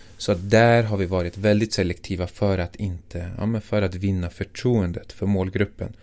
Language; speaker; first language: Swedish; early bilingual, other home language; Assyrian Neo-Aramaic